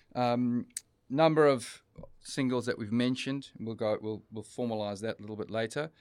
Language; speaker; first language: English; native; English